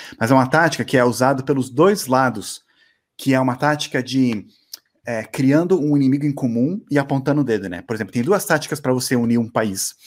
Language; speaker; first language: Portuguese; native; Portuguese